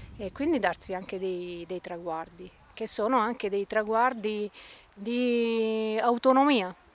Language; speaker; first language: Italian; native; Italian